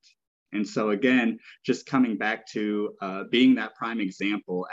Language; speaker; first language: English; native; English